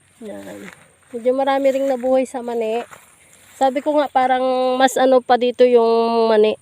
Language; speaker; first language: Filipino; native; Filipino